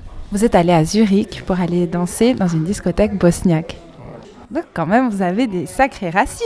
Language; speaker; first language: French; native; French